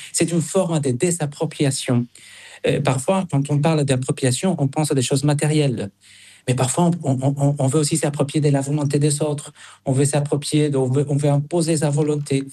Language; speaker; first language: French; non-native, fluent; Spanish